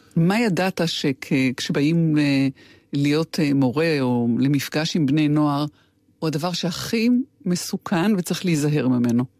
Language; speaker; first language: Hebrew; native; Hebrew